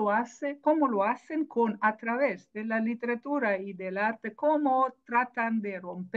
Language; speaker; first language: Spanish; non-native, fluent; Dutch